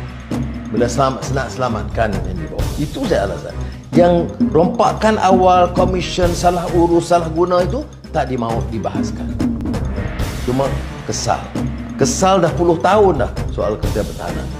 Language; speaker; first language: Malay; native; Malay